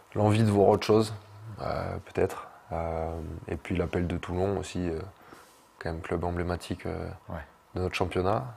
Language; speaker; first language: French; native; French